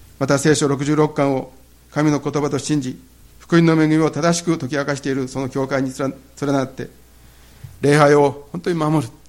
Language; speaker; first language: Japanese; native; Japanese